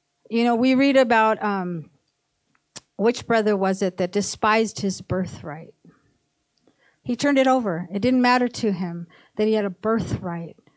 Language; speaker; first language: English; early bilingual, other home language; Spanish